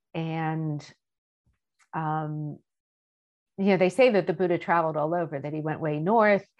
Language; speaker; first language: English; native; English